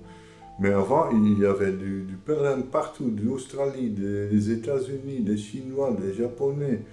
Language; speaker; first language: French; non-native, fluent; Dutch